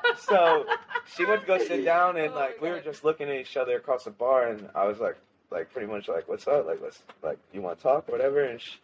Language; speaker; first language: English; native; English